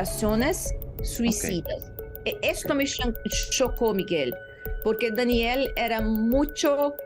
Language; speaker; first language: Spanish; non-native, learner; Portuguese